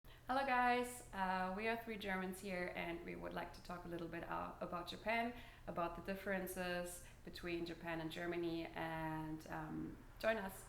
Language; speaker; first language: English; non-native, fluent; German